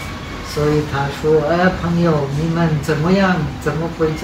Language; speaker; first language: Chinese; non-native, fluent; Czech